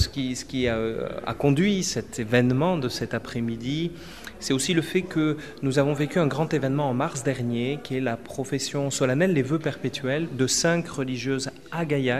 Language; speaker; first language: French; native; French